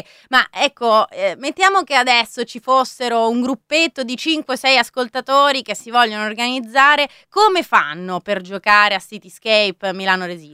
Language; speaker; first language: Italian; native; Italian